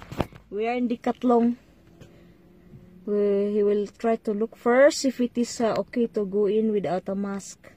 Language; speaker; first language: English; non-native, local second language; Cebuano